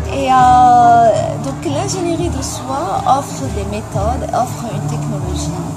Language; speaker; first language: French; non-native, local second language; Arabic